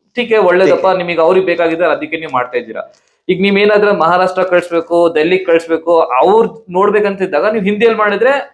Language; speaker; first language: Kannada; native; Kannada